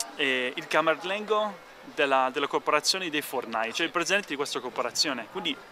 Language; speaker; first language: Italian; non-native, fluent; English